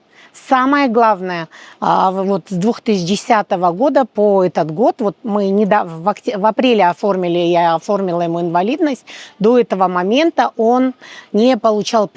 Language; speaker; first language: Russian; native; Russian